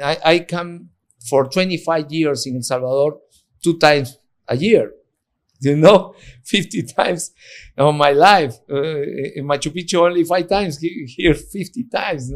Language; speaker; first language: English; non-native, learner; Spanish